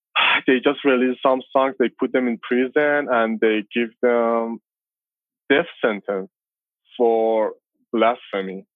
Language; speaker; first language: English; non-native, fluent; Persian